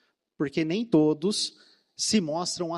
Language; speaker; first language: Portuguese; native; Portuguese